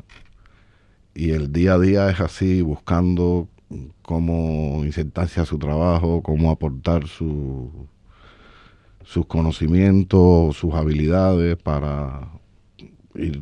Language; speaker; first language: Spanish; native; Spanish